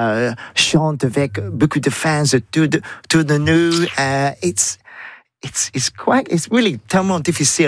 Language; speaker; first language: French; non-native, learner; English